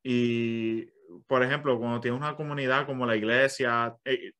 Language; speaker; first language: Spanish; early bilingual, other home language; English